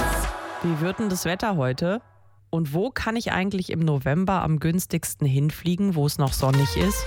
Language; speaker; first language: German; native; German